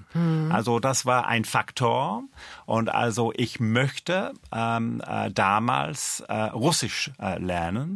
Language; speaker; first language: German; non-native, fluent; English